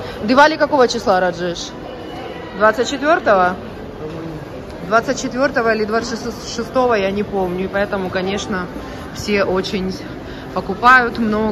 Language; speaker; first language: Russian; native; Russian